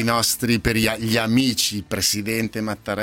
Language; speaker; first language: Italian; native; Italian